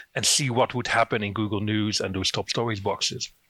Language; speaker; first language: English; non-native, fluent; Dutch